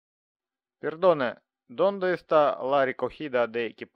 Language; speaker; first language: Spanish; non-native, learner; Russian